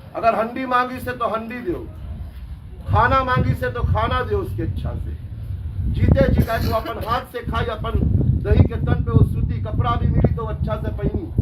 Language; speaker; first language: Hindi; native; Hindi